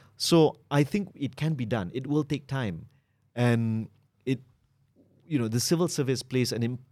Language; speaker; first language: English; non-native, local second language; Malay